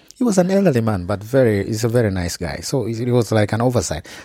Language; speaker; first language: English; non-native, local second language; Acoli